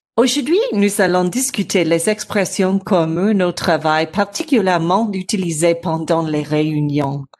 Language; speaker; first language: French; non-native, learner; English